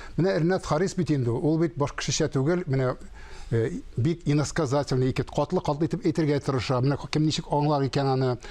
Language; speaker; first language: Tatar; native; Tatar